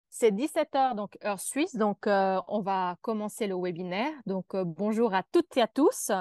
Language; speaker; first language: French; native; French